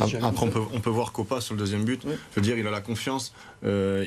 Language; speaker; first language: French; native; French